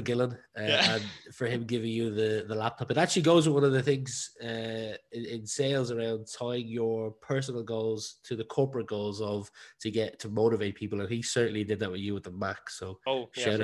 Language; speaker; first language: English; native; English